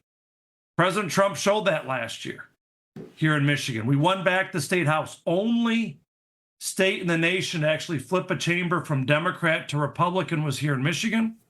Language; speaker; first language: English; native; English